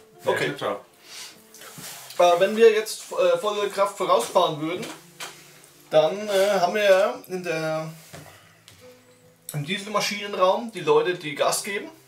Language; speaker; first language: German; native; German